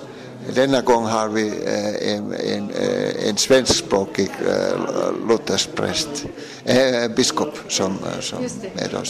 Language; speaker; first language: Swedish; non-native, local second language; Finnish